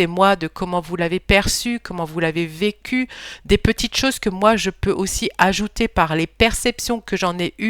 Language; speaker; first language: French; native; French